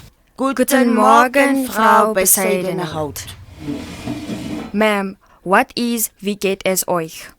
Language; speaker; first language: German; non-native, learner; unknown